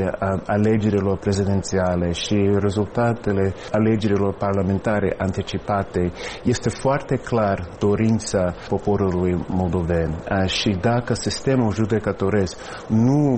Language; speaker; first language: Romanian; non-native, fluent; English